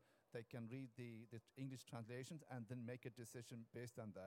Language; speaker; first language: English; non-native, local second language; Irish